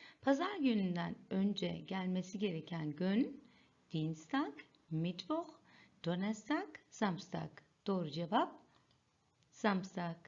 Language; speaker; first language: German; non-native, fluent; Turkish